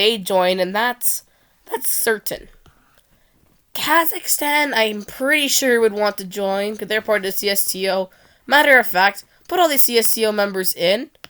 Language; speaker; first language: English; non-native, fluent; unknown